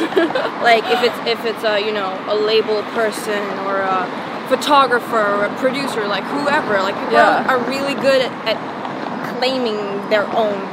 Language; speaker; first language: English; non-native, fluent; Swedish